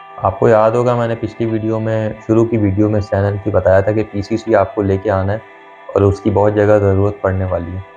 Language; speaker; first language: Urdu; non-native, local second language; Punjabi